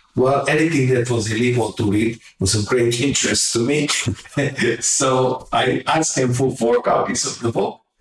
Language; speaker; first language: English; non-native, fluent; Hungarian